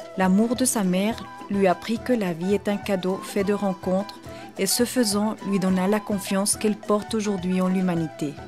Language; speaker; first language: French; native; French